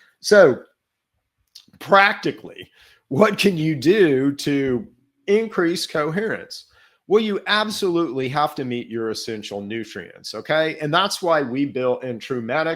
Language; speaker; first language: English; native; English